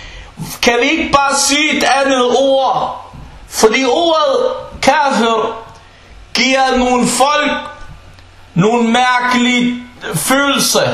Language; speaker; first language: Danish; non-native, fluent; Arabic